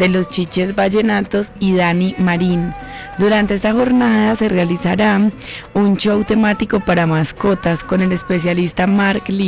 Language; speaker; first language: Spanish; native; Spanish